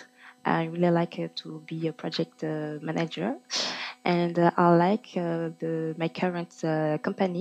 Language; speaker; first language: English; non-native, fluent; French